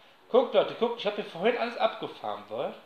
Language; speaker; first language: German; native; German